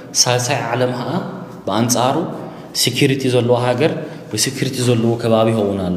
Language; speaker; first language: Tigrinya; early bilingual, heritage; Tigrinya